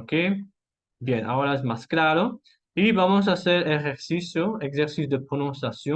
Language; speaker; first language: Spanish; non-native, fluent; French